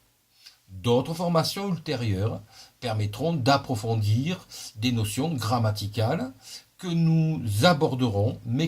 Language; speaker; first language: French; native; French